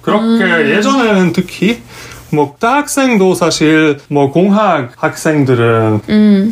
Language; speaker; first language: Korean; non-native, fluent; Hungarian